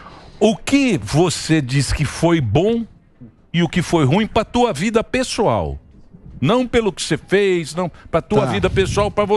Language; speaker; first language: Portuguese; native; Portuguese